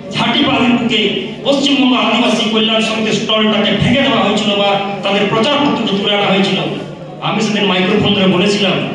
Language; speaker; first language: Bangla; non-native, local second language; Santali